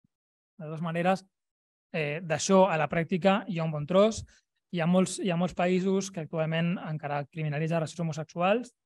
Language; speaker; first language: Catalan; native; Catalan